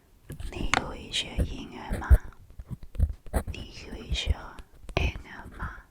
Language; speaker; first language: Chinese; non-native, learner; Korean